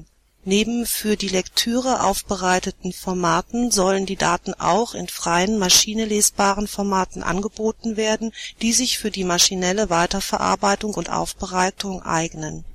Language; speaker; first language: German; native; German